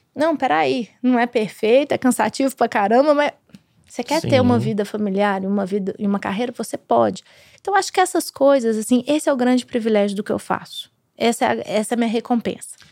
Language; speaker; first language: Portuguese; native; Portuguese